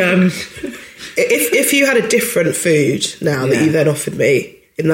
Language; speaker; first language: English; native; English